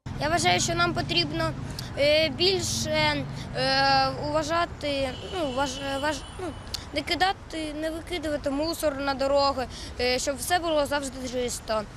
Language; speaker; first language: Ukrainian; non-native, local second language; Russian